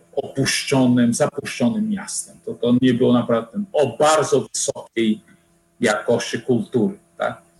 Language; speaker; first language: Polish; non-native, fluent; Portuguese